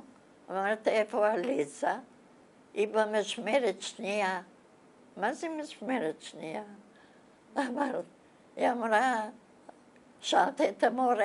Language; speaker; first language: Hebrew; non-native, fluent; Bulgarian